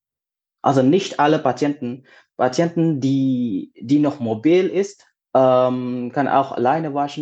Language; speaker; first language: German; non-native, fluent; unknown